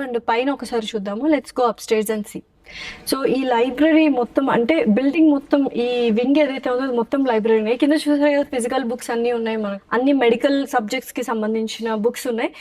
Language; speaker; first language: Telugu; native; Telugu